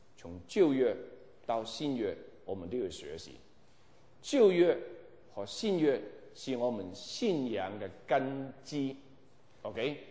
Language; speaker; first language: Chinese; non-native, local second language; Cantonese